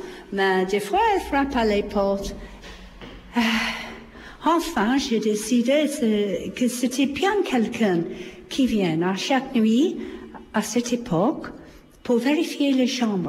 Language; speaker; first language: French; non-native, fluent; English